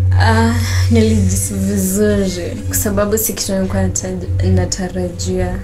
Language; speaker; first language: Swahili; non-native, local second language; Gusii